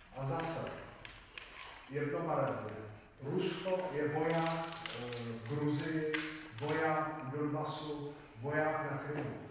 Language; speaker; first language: Czech; native; Czech